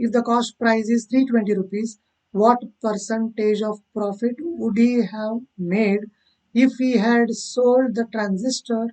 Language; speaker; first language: English; non-native, local second language; Kannada